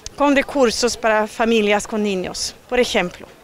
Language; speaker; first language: Spanish; non-native, fluent; Swedish